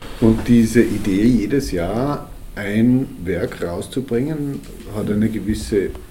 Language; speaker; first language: German; native; German